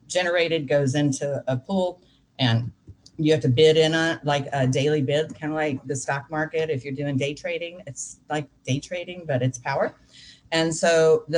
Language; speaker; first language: English; native; English